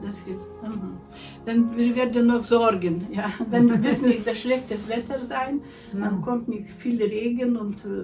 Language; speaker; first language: German; non-native, learner; Lithuanian